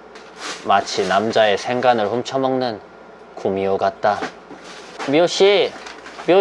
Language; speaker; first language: Korean; native; Korean